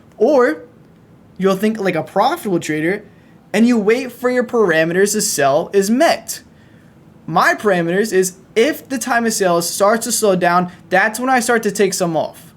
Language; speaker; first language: English; native; English